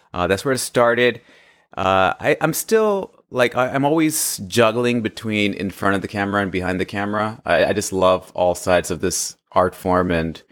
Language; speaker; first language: English; early bilingual, other home language; Hindi